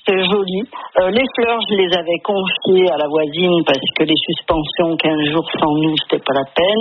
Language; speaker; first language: French; native; French